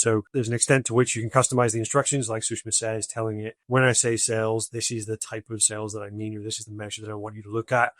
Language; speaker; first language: English; native; English